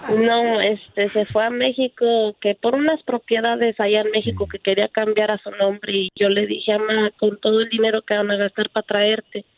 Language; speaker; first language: Spanish; native; Spanish